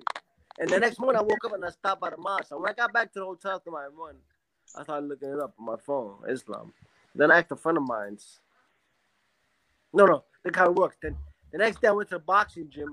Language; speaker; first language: English; native; English